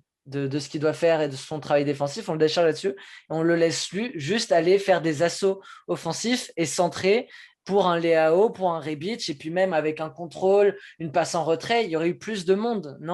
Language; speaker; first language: French; native; French